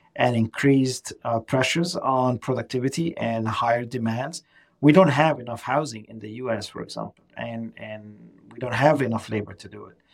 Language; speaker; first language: English; non-native, fluent; Arabic